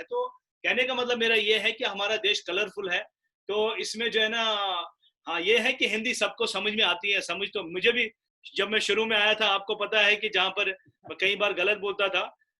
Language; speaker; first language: Hindi; non-native, local second language; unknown